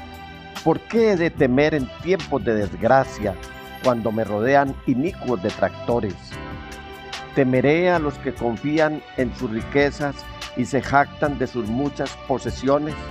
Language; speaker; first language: Spanish; native; Spanish